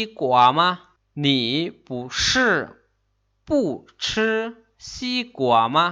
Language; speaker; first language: Chinese; non-native, learner; Lao